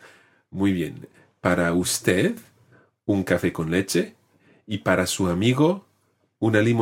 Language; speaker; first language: Spanish; non-native, fluent; English